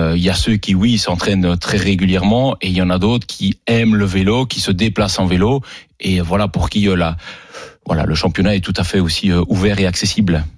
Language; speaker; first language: French; native; French